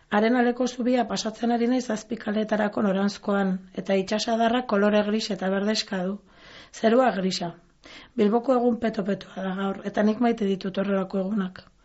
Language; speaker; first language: Basque; non-native, local second language; Spanish